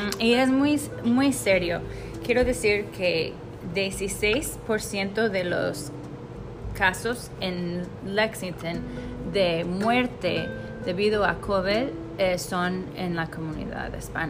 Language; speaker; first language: Spanish; non-native, fluent; English